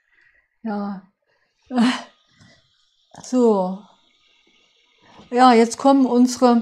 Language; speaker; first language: German; native; German